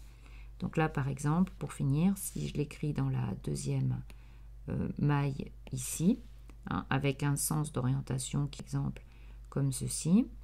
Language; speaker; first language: French; native; French